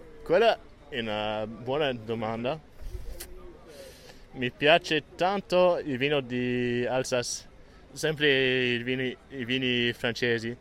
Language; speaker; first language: Italian; non-native, learner; English